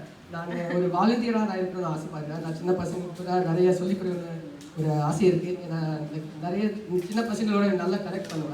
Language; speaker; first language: Tamil; early bilingual, heritage; Tamil